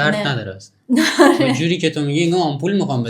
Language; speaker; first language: Persian; native; Persian